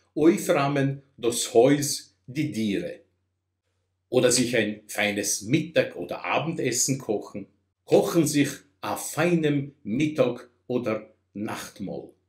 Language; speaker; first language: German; non-native, fluent; Russian